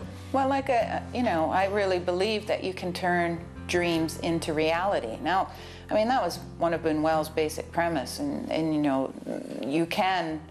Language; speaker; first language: English; native; English